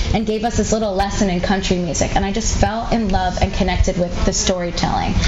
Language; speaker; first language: English; native; English